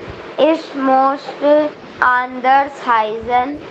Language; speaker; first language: German; non-native, learner; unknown